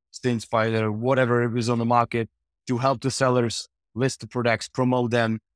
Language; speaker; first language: English; non-native, fluent; Czech